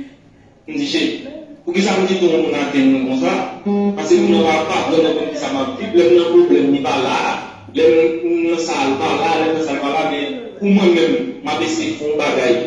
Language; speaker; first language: French; non-native, local second language; Haitian Creole